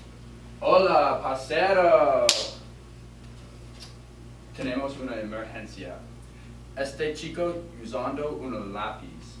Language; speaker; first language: Spanish; non-native, learner; English